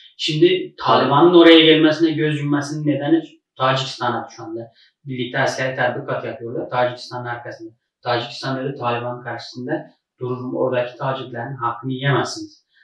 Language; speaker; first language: Turkish; non-native, fluent; Uzbek